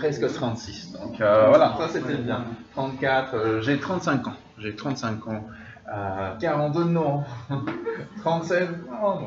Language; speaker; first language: French; non-native, fluent; English